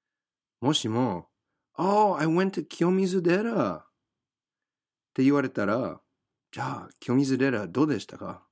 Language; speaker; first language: Japanese; non-native, fluent; English